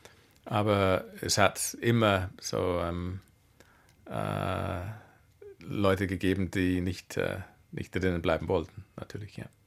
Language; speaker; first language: German; non-native, fluent; English